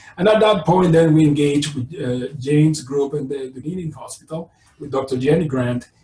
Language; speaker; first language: English; non-native, fluent; Spanish